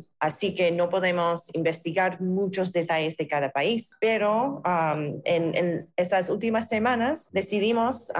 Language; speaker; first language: Spanish; non-native, fluent; English